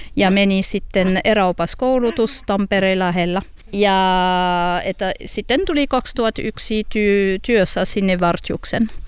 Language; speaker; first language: Finnish; non-native, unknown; French